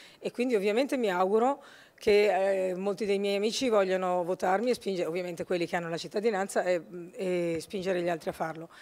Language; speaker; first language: Italian; native; Italian